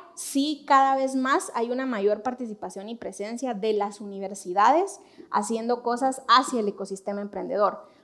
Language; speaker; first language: Spanish; native; Spanish